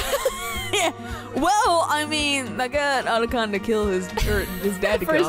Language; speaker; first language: English; native; English